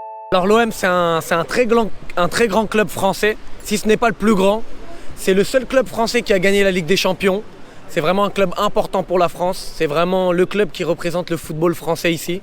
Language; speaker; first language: French; native; French